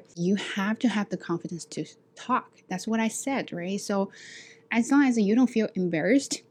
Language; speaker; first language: English; non-native, fluent; Chinese